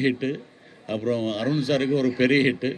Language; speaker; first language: Tamil; non-native, local second language; Telugu